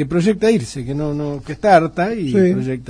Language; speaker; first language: Spanish; native; Spanish